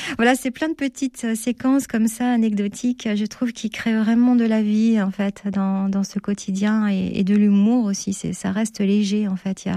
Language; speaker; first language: French; native; French